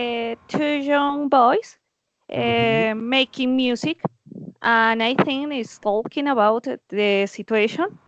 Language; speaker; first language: English; non-native, learner; Spanish